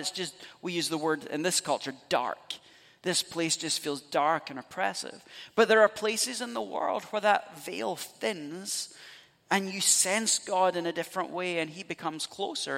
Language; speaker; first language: English; native; English